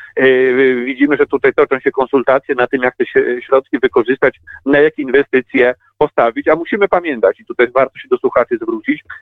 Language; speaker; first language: Polish; native; Polish